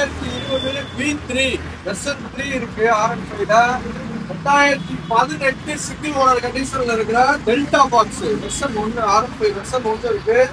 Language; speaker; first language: Tamil; native; Tamil